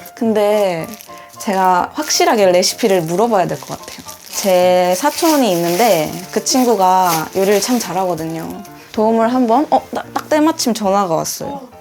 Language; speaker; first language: Korean; early bilingual, other home language; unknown